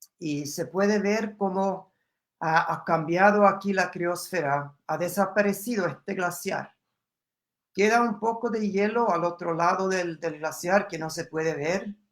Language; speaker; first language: Spanish; non-native, fluent; German